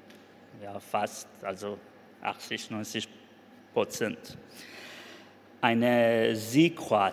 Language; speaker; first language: German; non-native, fluent; Persian